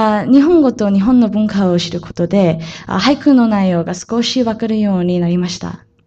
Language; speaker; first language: Japanese; non-native, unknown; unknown